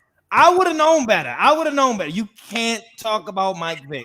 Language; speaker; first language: English; native; English